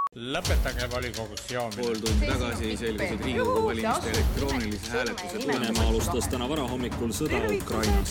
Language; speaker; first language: Estonian; native; Estonian